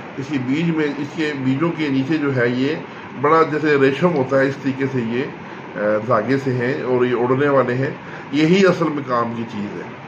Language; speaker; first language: Urdu; non-native, local second language; Punjabi